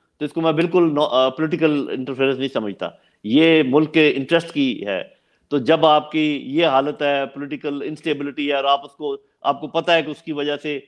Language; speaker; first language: Urdu; non-native, local second language; Punjabi